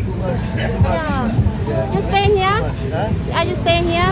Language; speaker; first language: English; non-native, learner; Thai